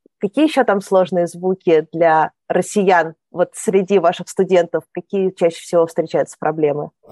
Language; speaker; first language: Russian; native; Russian